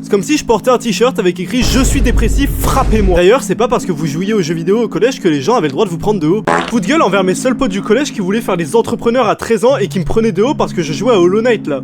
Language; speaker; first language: French; native; French